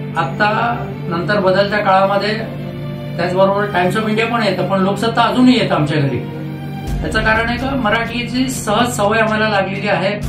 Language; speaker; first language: Marathi; non-native, local second language; Urdu